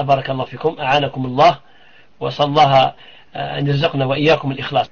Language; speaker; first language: Arabic; non-native, fluent; French